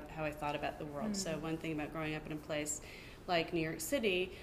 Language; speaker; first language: English; native; English